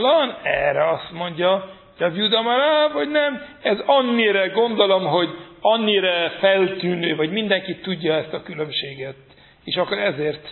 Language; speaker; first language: Hungarian; non-native, fluent; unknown